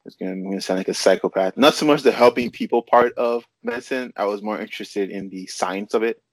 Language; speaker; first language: English; non-native, local second language; Yoruba